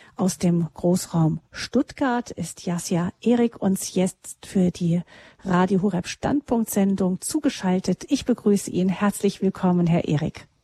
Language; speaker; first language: German; native; German